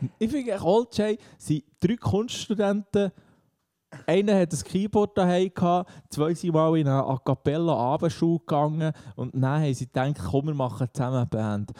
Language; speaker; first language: German; native; German